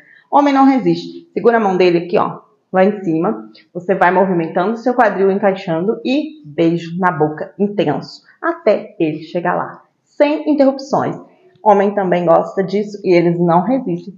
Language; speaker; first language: Portuguese; native; Portuguese